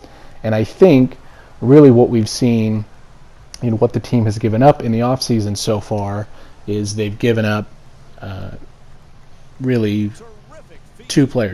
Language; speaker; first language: English; native; English